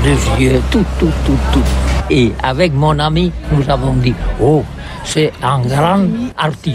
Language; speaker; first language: French; non-native, learner; Catalan